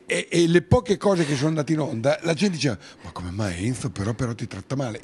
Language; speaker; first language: Italian; native; Italian